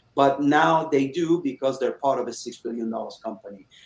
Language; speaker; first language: English; early bilingual, other home language; Persian